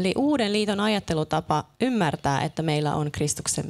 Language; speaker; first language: Finnish; native; Finnish